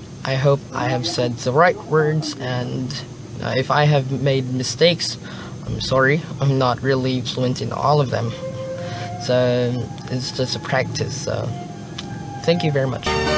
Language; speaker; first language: English; non-native, local second language; Filipino